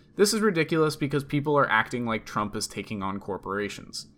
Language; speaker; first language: English; native; English